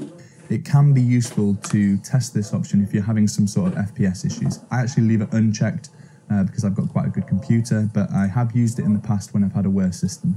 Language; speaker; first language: English; native; English